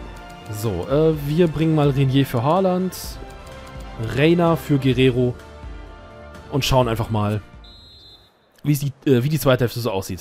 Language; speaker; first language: German; native; German